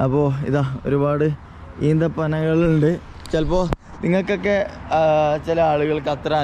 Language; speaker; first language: Malayalam; native; Malayalam